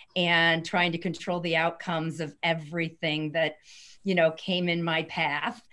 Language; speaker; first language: English; native; English